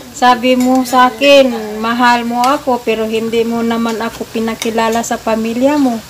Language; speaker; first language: Filipino; non-native, local second language; Cebuano